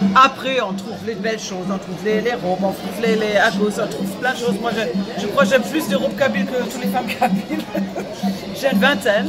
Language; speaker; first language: French; non-native, fluent; German